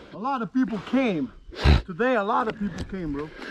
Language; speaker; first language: English; non-native, local second language; French